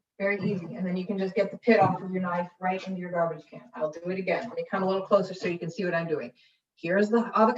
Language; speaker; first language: English; native; English